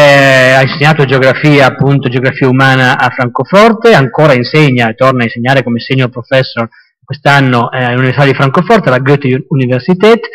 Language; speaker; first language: Italian; native; Italian